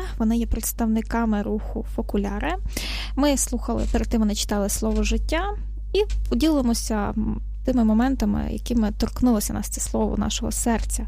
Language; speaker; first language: Ukrainian; native; Ukrainian